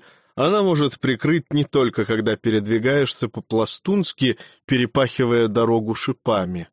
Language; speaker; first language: Russian; native; Russian